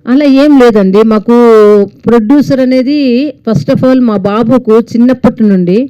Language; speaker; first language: Telugu; native; Telugu